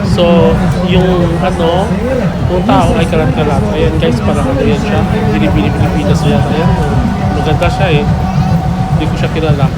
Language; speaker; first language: Filipino; non-native, local second language; Hiligaynon